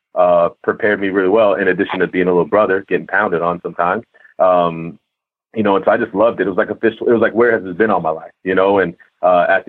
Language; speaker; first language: English; native; English